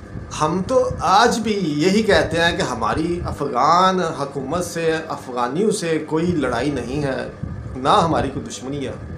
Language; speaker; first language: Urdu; non-native, local second language; Punjabi